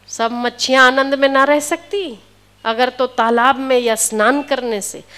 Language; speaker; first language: Hindi; non-native, local second language; Gujarati